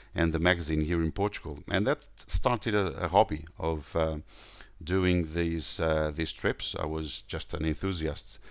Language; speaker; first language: English; non-native, fluent; Portuguese